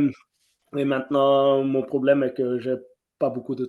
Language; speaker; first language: French; non-native, fluent; Norwegian